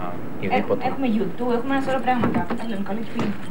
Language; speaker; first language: Greek; native; Greek